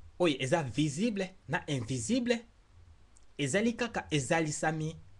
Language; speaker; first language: Lingala; non-native, local second language; Kongo